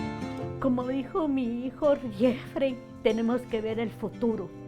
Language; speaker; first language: Spanish; native; Spanish